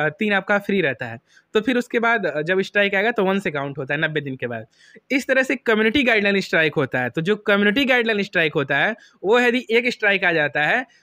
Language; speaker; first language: Hindi; native; Hindi